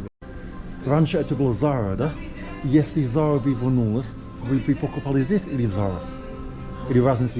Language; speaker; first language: Russian; non-native, learner; English